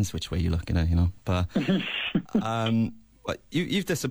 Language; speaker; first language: English; native; English